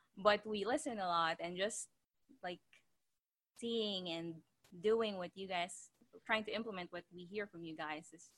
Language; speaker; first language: English; non-native, local second language; Filipino